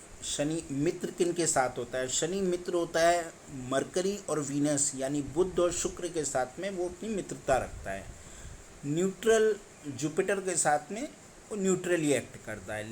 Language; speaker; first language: Hindi; native; Hindi